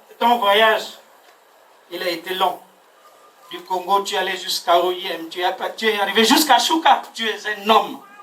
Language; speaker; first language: French; non-native, local second language; Fang